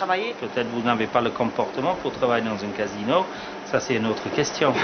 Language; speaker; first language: French; non-native, fluent; English